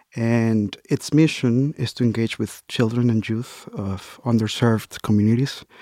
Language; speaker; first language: English; non-native, fluent; Spanish